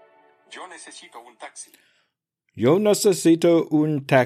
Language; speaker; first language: Spanish; non-native, learner; English